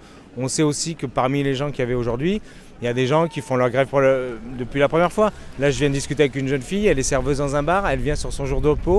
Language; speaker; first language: French; native; French